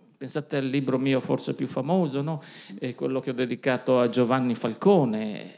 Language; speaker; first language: Italian; native; Italian